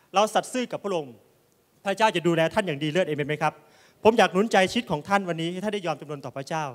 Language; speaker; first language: Thai; native; Thai